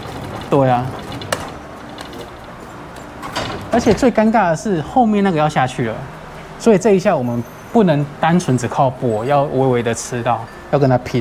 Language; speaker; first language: Chinese; native; Chinese